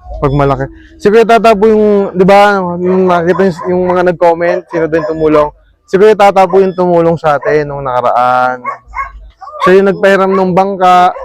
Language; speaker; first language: Filipino; native; Filipino